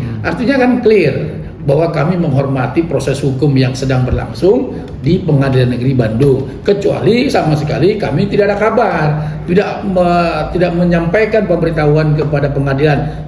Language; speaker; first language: Indonesian; native; Indonesian